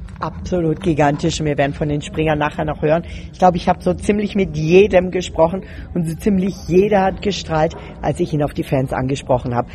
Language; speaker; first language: German; native; German